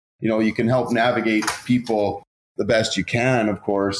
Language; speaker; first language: English; native; English